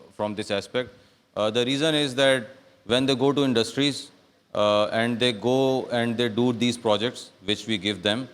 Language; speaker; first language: English; non-native, local second language; Urdu